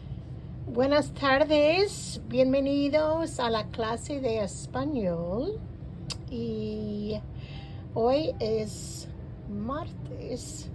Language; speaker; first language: Spanish; non-native, learner; English